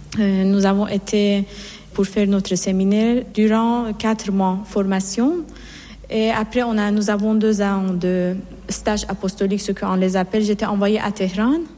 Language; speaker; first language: French; non-native, fluent; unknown